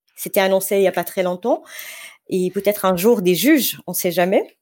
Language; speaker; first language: French; non-native, fluent; Arabic